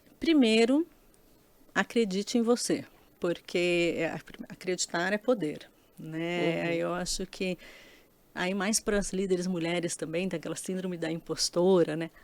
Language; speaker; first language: Portuguese; native; Portuguese